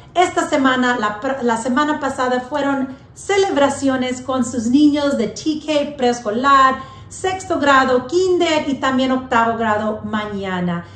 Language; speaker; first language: Spanish; early bilingual, heritage; English